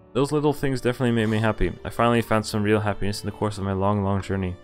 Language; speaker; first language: English; non-native, fluent; Dutch